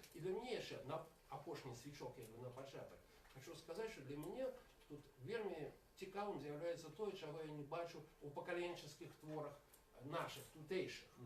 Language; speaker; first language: Belarusian; non-native, local second language; Russian